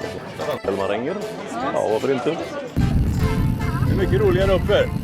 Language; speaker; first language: Swedish; native; Swedish